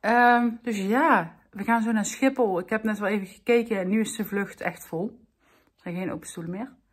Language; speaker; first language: Dutch; native; Dutch